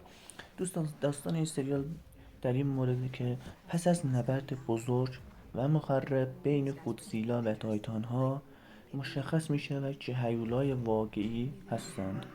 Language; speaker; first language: Persian; native; Persian